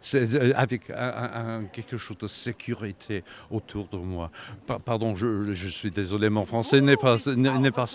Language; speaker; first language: French; non-native, learner; English